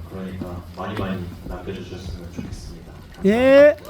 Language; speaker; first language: Korean; native; Korean